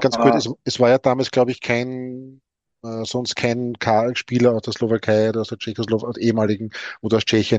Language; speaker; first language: German; native; German